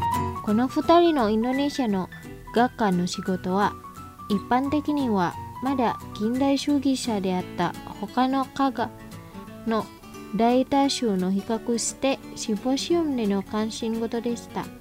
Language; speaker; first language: Japanese; non-native, fluent; Indonesian